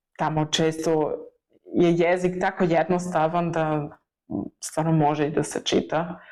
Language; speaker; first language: Serbian; non-native, fluent; German